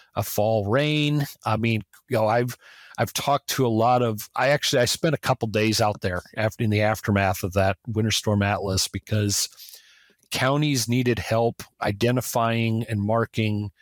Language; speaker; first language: English; native; English